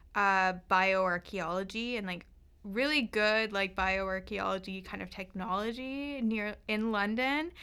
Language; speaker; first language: English; native; English